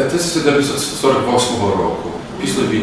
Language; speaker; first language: Ukrainian; early bilingual, heritage; Ukrainian